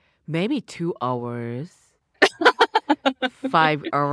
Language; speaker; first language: English; non-native, learner; Japanese